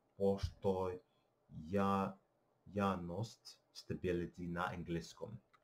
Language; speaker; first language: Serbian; non-native, learner; Russian